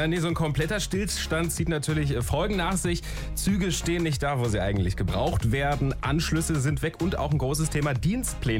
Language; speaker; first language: German; native; German